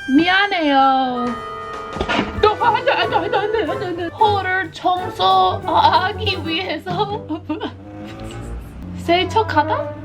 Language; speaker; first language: Korean; non-native, fluent; English